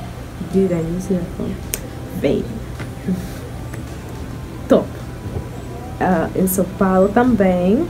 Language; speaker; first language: Portuguese; non-native, learner; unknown